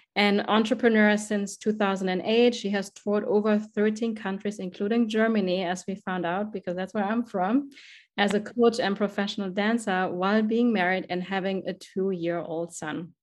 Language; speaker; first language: English; non-native, fluent; German